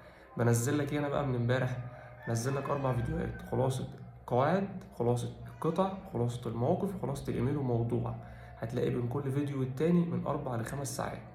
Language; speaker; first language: Arabic; native; Arabic